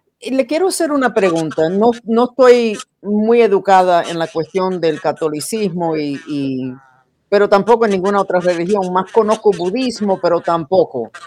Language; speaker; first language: Spanish; non-native, fluent; English